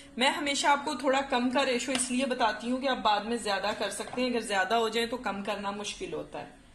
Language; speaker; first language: Urdu; native; Urdu